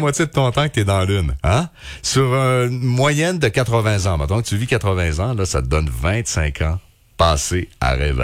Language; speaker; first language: French; native; French